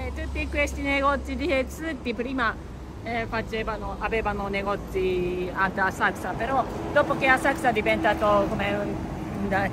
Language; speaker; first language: Italian; non-native, fluent; Japanese